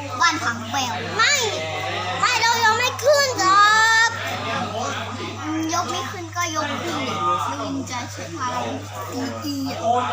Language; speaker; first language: Thai; native; Thai